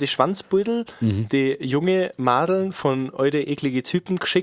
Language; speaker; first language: German; native; German